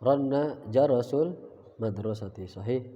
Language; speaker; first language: Arabic; non-native, fluent; Indonesian